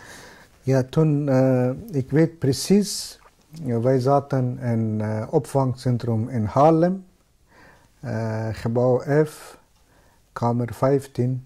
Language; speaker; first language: Dutch; non-native, fluent; Persian